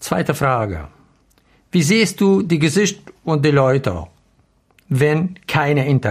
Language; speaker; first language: German; non-native, learner; Arabic